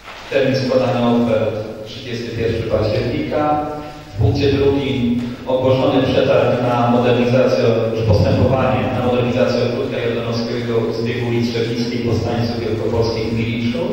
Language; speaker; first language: Polish; native; Polish